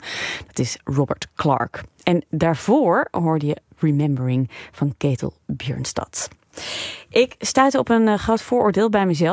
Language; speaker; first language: Dutch; native; Dutch